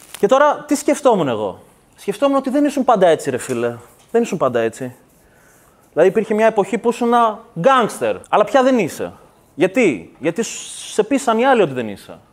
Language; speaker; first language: Greek; early bilingual, other home language; Kurdish